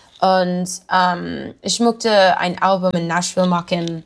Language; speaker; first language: German; non-native, learner; English